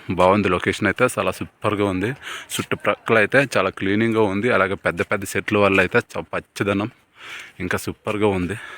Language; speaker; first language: Telugu; non-native, local second language; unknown